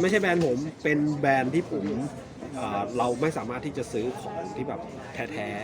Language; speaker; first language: Thai; native; Thai